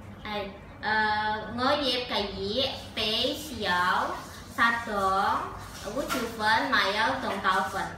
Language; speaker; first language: Cantonese; non-native, learner; Indonesian